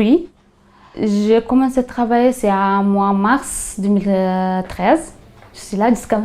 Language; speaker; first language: French; non-native, learner; Tigrinya